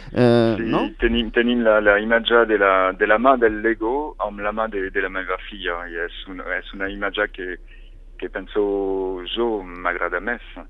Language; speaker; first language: Catalan; non-native, fluent; French